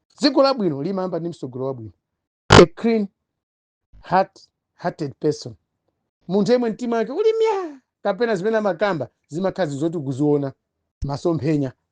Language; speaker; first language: Nyanja; non-native, local second language; Tumbuka